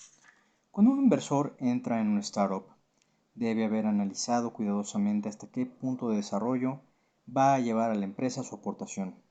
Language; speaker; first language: Spanish; native; Spanish